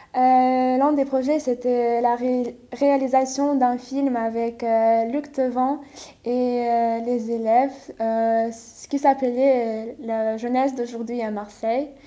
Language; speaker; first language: French; non-native, fluent; Ukrainian